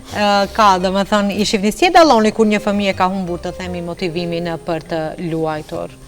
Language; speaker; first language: Albanian; native; Albanian